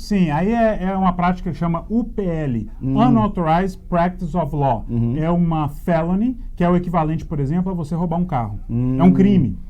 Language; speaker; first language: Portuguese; native; Portuguese